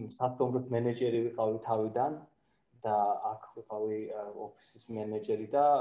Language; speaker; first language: Georgian; non-native, fluent; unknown